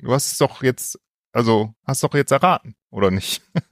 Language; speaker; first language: German; native; German